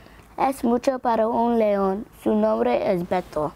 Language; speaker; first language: Spanish; non-native, learner; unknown